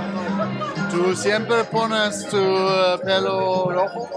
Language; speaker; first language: Spanish; non-native, learner; German